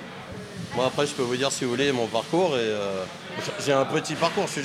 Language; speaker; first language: French; native; French